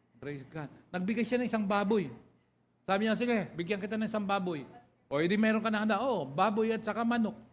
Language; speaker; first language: Filipino; native; Filipino